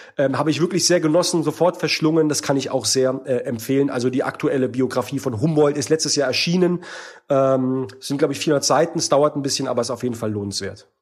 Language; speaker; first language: German; native; German